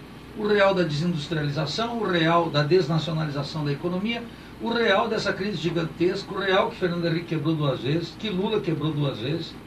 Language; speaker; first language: Portuguese; native; Portuguese